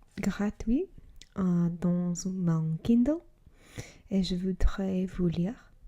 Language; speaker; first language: French; non-native, learner; English